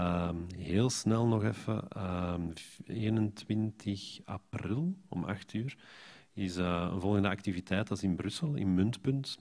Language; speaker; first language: Dutch; native; Dutch